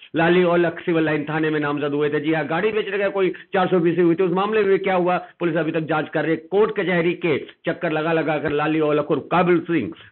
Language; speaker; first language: Hindi; non-native, local second language; Punjabi